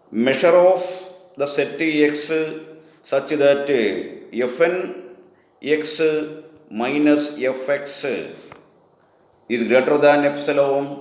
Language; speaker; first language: English; non-native, local second language; Malayalam